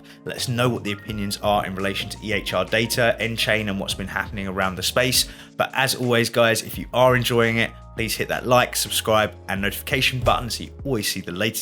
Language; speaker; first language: English; native; English